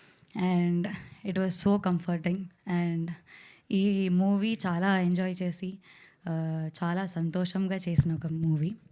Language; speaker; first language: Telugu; non-native, learner; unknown